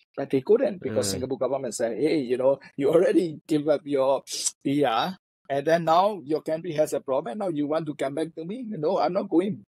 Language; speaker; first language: English; non-native, fluent; Burmese